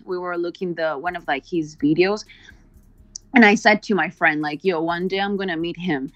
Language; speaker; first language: English; non-native, fluent; Spanish